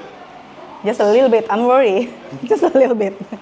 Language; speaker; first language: English; non-native, fluent; Indonesian